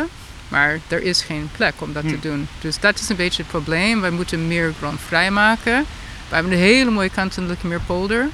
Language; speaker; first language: Dutch; non-native, fluent; English